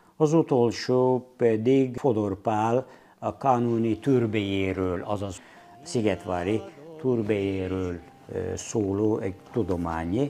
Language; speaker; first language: Hungarian; non-native, fluent; Turkish